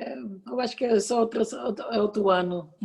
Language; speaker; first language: Portuguese; non-native, fluent; Dutch